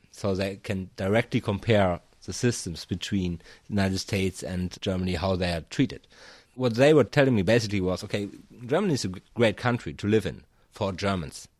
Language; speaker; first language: English; non-native, fluent; German